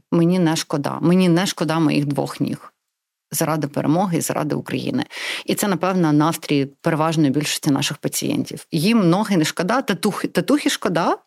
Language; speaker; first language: Ukrainian; non-native, local second language; Russian